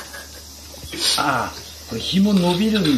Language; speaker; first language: Japanese; native; Japanese